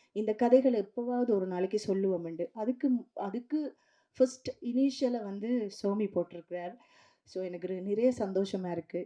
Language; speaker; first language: Tamil; native; Tamil